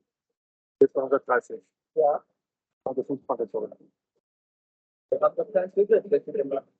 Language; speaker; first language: German; native; German